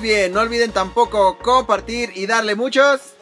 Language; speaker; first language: Spanish; native; Spanish